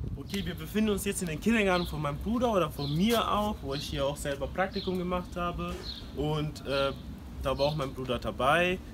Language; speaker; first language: German; early bilingual, other home language; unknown